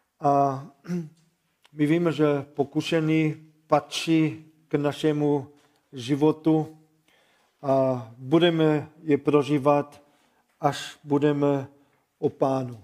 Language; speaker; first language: Czech; non-native, fluent; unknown